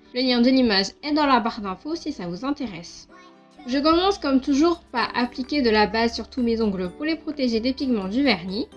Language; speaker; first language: French; native; French